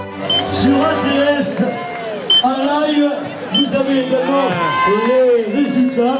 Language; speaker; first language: French; native; French